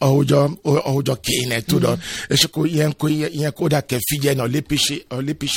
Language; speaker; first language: Hungarian; non-native, fluent; Yoruba